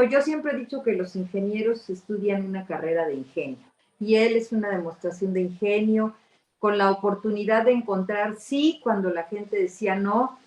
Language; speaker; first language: Spanish; native; Spanish